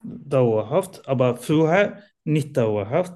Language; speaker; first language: German; non-native, learner; Turkish